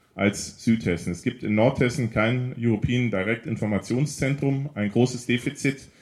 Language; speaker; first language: German; native; German